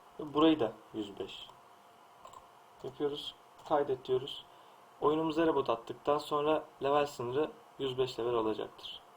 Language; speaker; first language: Turkish; native; Turkish